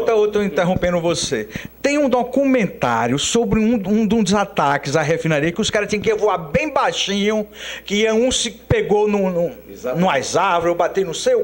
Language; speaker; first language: Portuguese; native; Portuguese